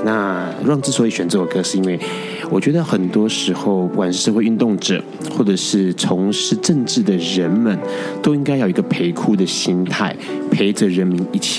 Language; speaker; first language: Chinese; native; Chinese